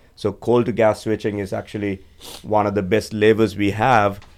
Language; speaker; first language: English; non-native, local second language; Sinhala